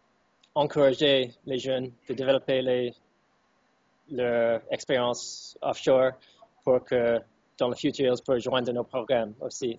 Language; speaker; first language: French; non-native, fluent; English